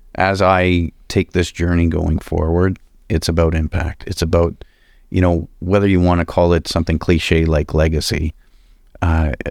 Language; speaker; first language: English; native; English